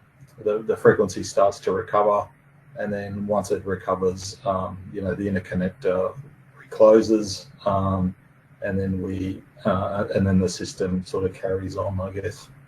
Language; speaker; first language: English; native; English